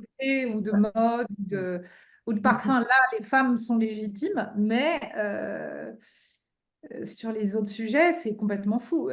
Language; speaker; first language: French; native; French